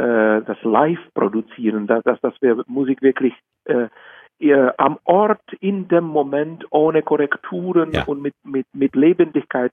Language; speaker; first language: German; non-native, fluent; Czech